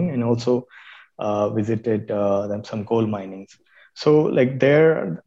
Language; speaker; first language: English; non-native, local second language; Marathi